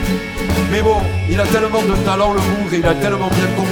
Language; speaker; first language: French; native; French